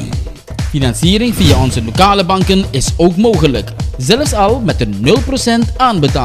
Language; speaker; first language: Dutch; native; Dutch